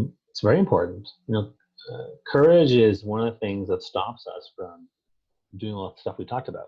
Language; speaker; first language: English; native; English